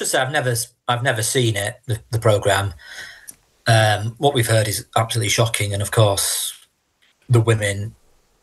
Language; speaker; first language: English; native; English